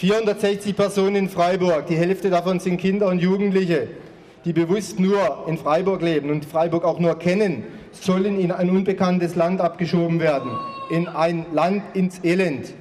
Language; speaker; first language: German; native; German